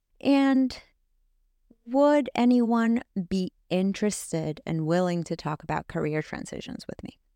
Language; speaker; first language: English; non-native, fluent; Spanish